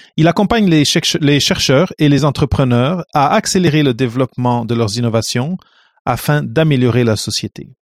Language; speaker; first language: French; native; French